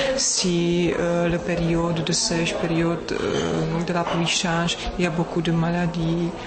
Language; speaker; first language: French; non-native, learner; Czech